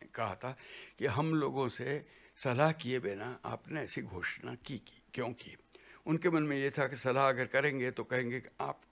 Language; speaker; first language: Hindi; non-native, local second language; Gujarati